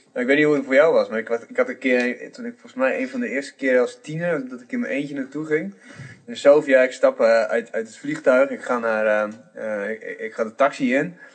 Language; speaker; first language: Dutch; early bilingual, other home language; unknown